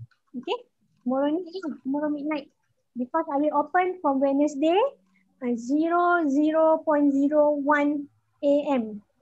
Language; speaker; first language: English; non-native, local second language; Malay